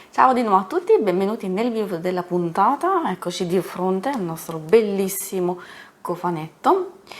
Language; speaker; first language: Italian; native; Italian